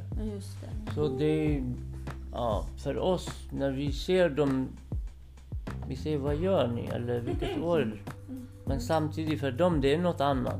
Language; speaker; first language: Swedish; non-native, fluent; Kurdish